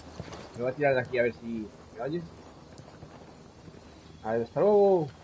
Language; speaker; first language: Spanish; native; Spanish